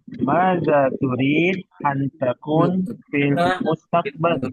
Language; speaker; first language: Arabic; non-native, learner; Indonesian